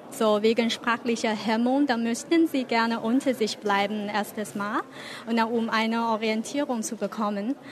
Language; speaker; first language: German; non-native, fluent; Chinese